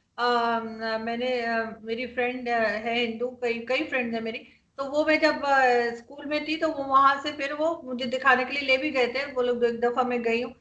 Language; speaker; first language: Urdu; native; Urdu